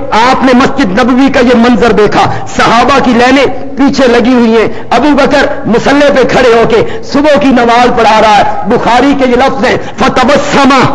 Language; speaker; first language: Urdu; non-native, local second language; Punjabi